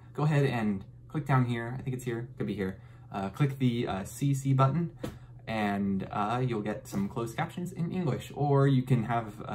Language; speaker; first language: English; native; English